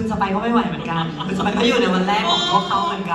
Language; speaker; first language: Thai; native; Thai